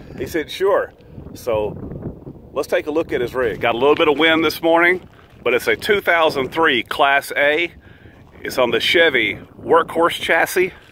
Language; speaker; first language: English; native; English